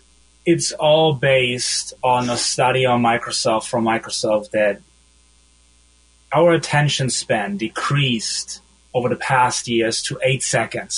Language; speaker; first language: English; non-native, fluent; German